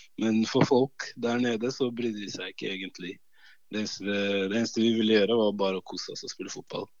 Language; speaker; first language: Norwegian; early bilingual, other home language; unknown